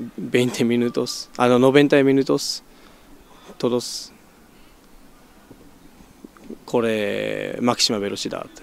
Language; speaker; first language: Spanish; non-native, learner; Japanese